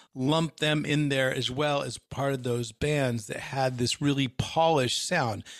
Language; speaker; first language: English; native; English